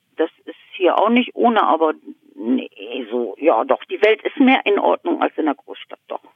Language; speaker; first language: German; native; German